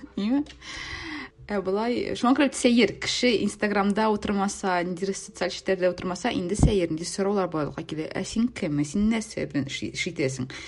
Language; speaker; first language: Tatar; native; Tatar